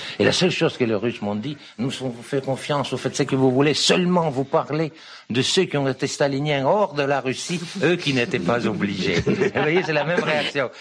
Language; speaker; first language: French; non-native, fluent; Serbian